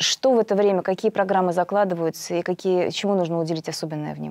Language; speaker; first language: Russian; native; Russian